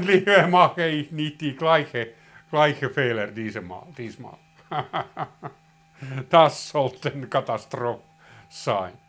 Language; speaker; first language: German; non-native, learner; Finnish